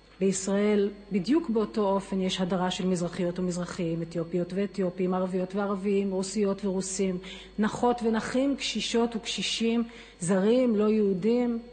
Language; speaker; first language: Hebrew; native; Hebrew